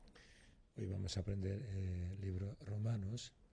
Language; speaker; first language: Spanish; non-native, learner; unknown